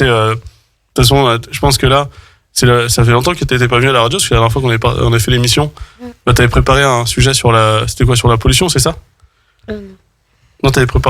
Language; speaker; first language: French; native; French